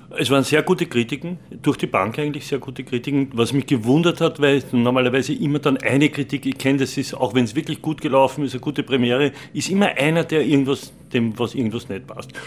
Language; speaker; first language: German; native; German